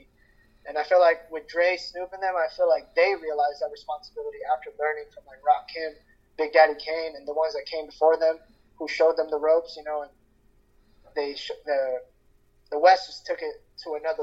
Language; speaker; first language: English; early bilingual, other home language; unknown